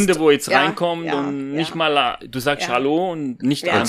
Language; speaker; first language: German; non-native, fluent; Italian